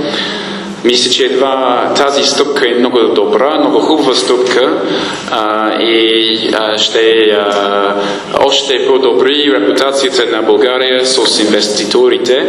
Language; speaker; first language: Bulgarian; non-native, fluent; English